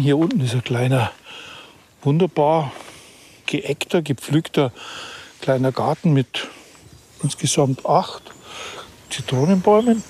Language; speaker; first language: German; native; German